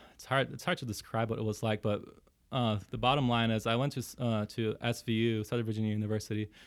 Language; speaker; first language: English; early bilingual, other home language; Portuguese